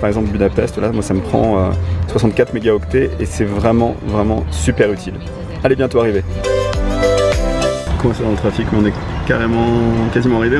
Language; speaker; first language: French; native; French